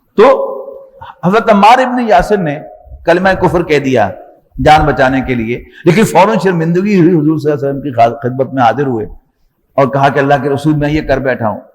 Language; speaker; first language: Urdu; non-native, local second language; Punjabi